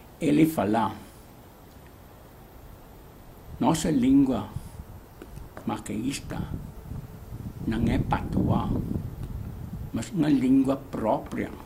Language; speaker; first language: Portuguese; non-native, learner; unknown